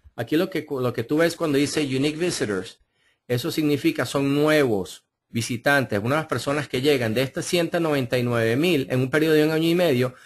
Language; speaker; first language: Spanish; early bilingual, heritage; Spanish